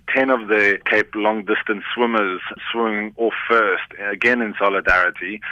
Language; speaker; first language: English; native; English